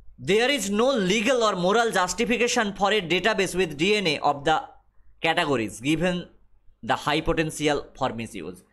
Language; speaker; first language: English; non-native, local second language; Bangla